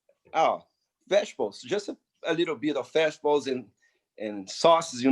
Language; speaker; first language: English; non-native, fluent; Portuguese